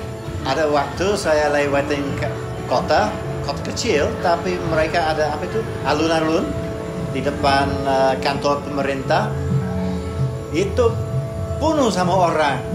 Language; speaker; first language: Indonesian; non-native, fluent; English